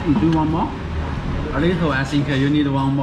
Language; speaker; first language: English; non-native, learner; Chinese